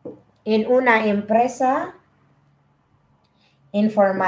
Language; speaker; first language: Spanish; non-native, learner; Filipino